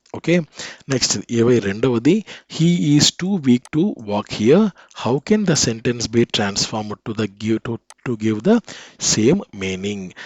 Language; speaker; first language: English; non-native, local second language; Telugu